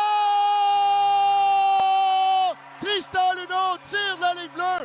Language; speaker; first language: French; native; French